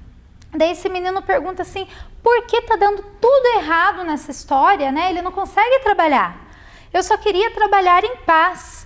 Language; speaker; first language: Portuguese; native; Portuguese